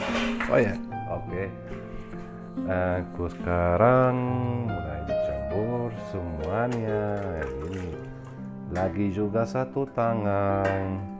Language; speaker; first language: Indonesian; non-native, learner; Arabic